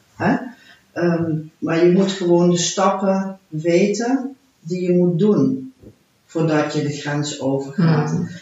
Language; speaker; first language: Dutch; early bilingual, heritage; Dutch